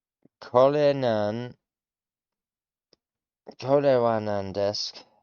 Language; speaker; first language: Japanese; non-native, learner; English